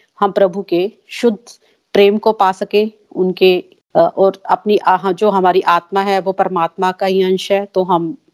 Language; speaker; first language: Hindi; native; Hindi